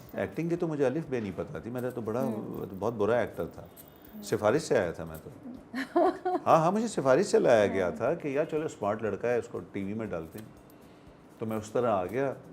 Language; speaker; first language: Urdu; native; Urdu